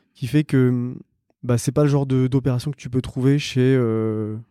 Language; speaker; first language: French; native; French